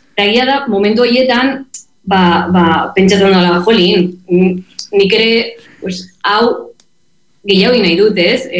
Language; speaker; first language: Basque; non-native, local second language; Spanish